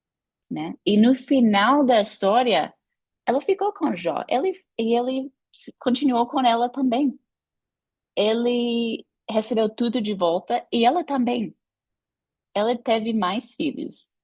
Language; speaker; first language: Portuguese; non-native, fluent; English